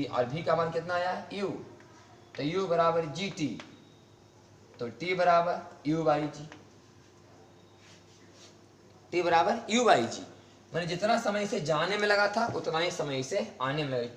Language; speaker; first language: Hindi; native; Hindi